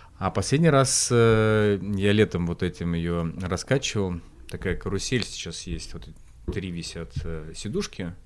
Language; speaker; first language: Russian; native; Russian